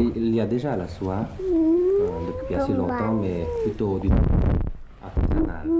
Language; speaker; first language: French; early bilingual, other home language; Thai